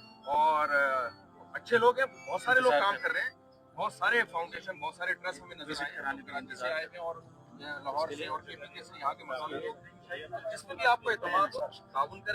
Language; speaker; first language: Urdu; native; Urdu